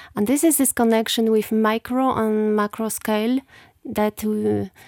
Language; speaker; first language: English; non-native, fluent; Polish